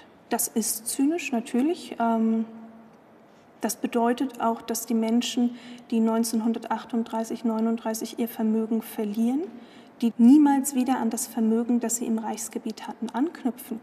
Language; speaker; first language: German; native; German